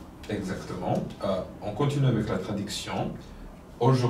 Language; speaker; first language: French; non-native, fluent; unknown